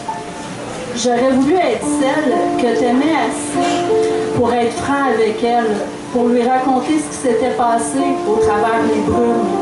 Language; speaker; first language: French; native; French